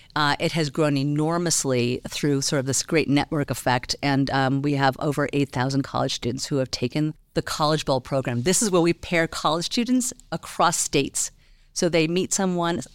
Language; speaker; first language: English; native; English